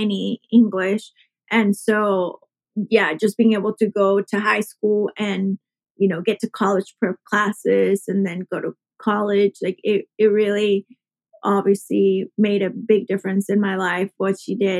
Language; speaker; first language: English; early bilingual, other home language; Spanish